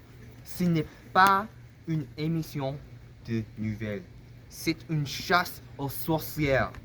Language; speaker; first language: French; non-native, learner; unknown